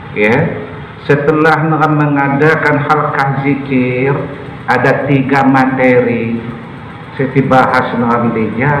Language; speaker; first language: Malay; non-native, local second language; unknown